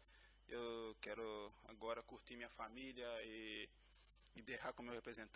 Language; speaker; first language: Spanish; non-native, learner; Portuguese